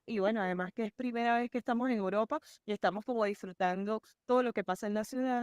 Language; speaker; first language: Spanish; native; Spanish